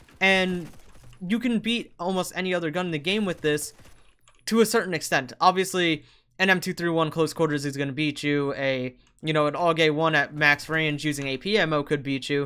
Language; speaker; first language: English; native; English